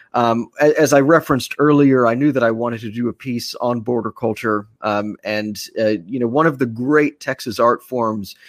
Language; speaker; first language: English; native; English